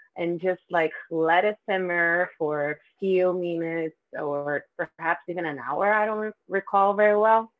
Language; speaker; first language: English; non-native, fluent; Portuguese